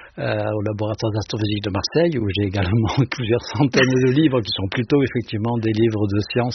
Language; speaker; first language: French; native; French